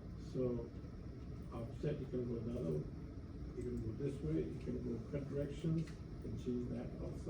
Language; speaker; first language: English; non-native, fluent; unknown